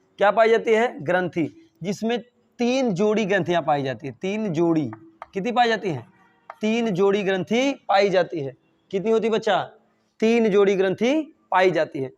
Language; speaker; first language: Hindi; native; Hindi